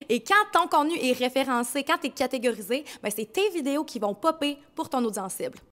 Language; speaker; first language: French; native; French